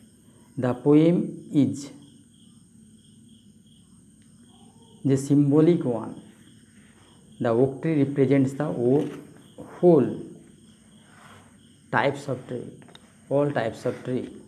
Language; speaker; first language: English; non-native, local second language; Bangla